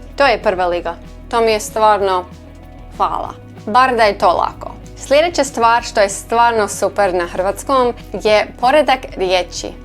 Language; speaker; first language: Croatian; non-native, learner; English